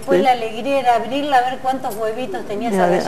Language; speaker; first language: Spanish; native; Spanish